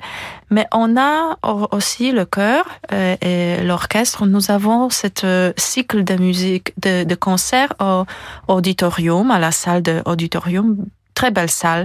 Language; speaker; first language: French; non-native, fluent; Polish